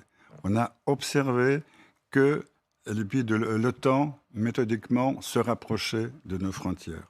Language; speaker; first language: French; non-native, fluent; Russian